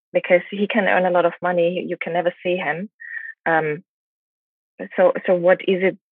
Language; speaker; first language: English; non-native, fluent; German